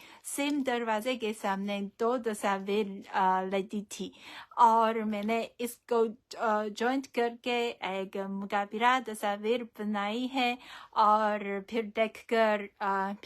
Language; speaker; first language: Urdu; non-native, fluent; Chinese